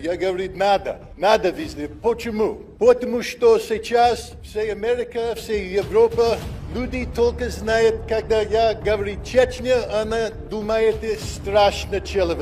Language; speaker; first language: Russian; non-native, learner; English